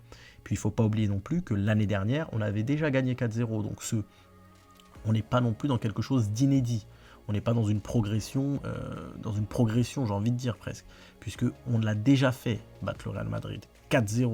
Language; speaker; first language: French; native; French